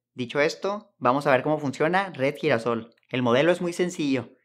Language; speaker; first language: Spanish; native; Spanish